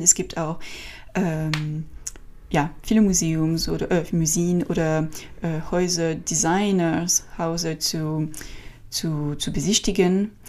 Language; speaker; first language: German; non-native, learner; French